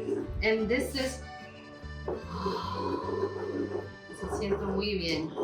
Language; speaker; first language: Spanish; non-native, learner; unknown